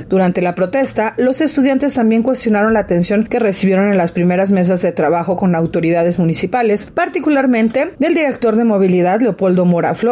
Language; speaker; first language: Spanish; native; Spanish